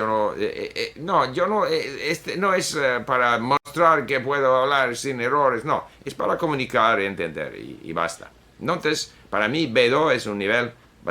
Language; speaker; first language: Spanish; non-native, fluent; Swedish